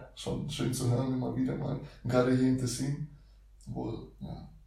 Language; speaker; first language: German; early bilingual, other home language; Russian